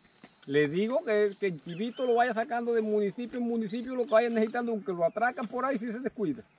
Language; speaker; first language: Spanish; native; Spanish